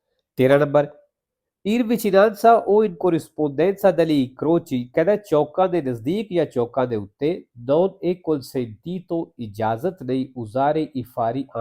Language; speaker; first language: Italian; non-native, fluent; Punjabi